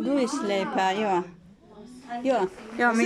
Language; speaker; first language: Finnish; non-native, learner; Persian